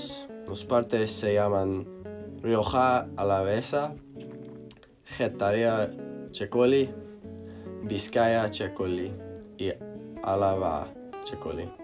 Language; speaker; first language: Spanish; non-native, learner; English